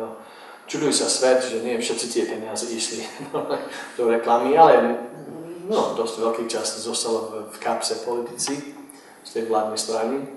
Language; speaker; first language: Slovak; non-native, fluent; English